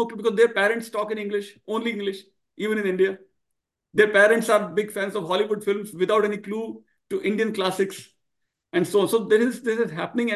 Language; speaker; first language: English; non-native, local second language; Marwari